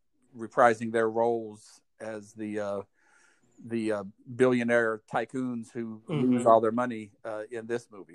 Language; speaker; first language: English; native; English